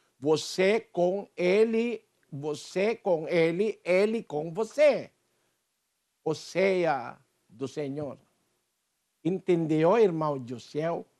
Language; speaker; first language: Portuguese; non-native, fluent; Filipino